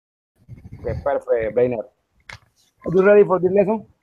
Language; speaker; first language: English; non-native, learner; Spanish